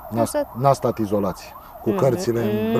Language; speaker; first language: Romanian; native; Romanian